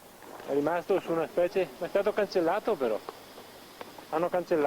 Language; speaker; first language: Italian; native; Italian